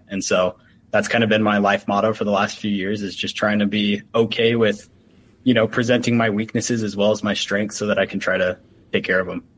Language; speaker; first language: English; native; English